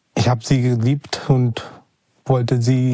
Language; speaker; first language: German; non-native, fluent; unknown